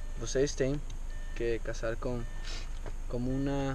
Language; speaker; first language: Portuguese; non-native, learner; Nepali